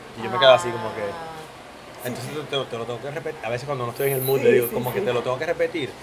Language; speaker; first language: Spanish; native; Spanish